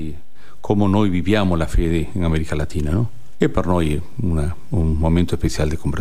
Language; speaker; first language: Italian; non-native, learner; Spanish